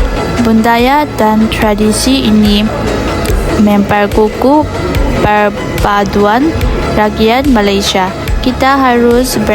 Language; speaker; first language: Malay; non-native, learner; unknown